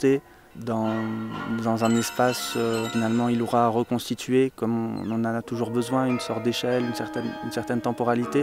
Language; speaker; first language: French; native; French